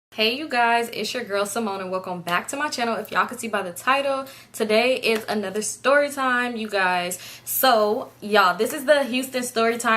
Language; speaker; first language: English; native; English